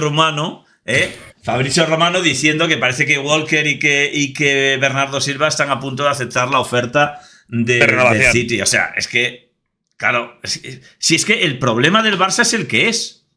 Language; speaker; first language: Spanish; native; Spanish